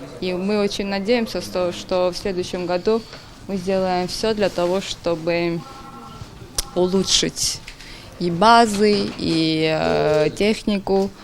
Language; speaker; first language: Russian; non-native, fluent; Georgian